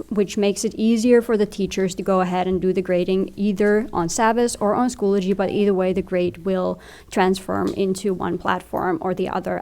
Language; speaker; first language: English; non-native, fluent; Finnish